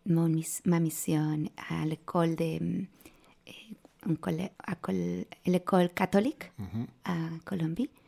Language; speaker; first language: French; non-native, learner; Spanish